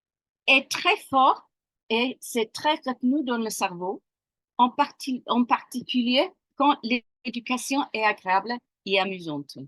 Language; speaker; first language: French; non-native, fluent; English